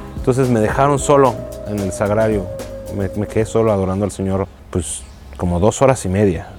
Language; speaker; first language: Spanish; native; Spanish